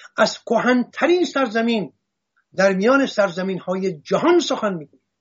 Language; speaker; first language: Persian; non-native, local second language; Assyrian Neo-Aramaic